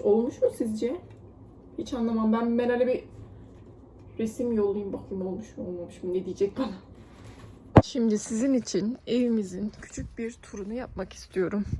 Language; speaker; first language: Turkish; early bilingual, other home language; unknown